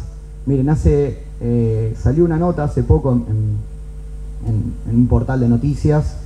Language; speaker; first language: Spanish; native; Spanish